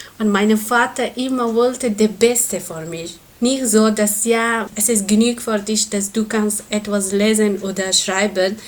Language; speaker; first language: German; non-native, learner; Persian